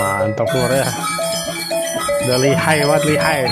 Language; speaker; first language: Indonesian; native; Indonesian